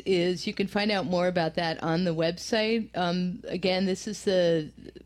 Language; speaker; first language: English; native; English